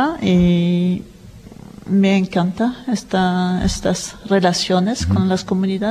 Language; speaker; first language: Spanish; non-native, fluent; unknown